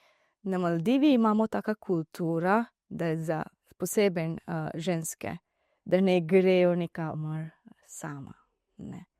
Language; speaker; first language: Slovenian; non-native, learner; Divehi